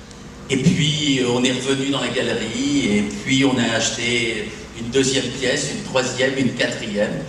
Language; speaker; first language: French; native; French